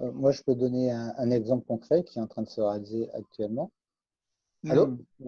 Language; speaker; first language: French; native; French